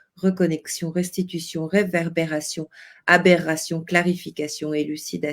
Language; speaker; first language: French; native; French